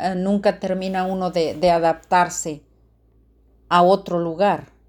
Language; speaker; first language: Spanish; native; Spanish